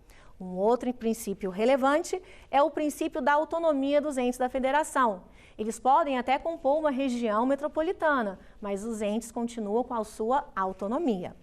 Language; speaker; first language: Portuguese; native; Portuguese